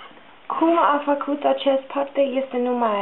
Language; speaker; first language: Romanian; non-native, learner; English